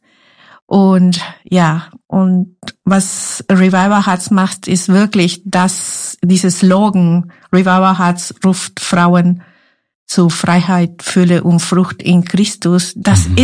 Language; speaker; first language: German; non-native, fluent; Spanish